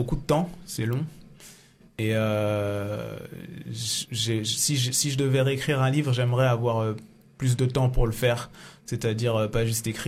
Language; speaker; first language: French; native; French